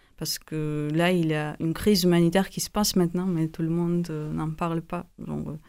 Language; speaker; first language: French; non-native, fluent; Armenian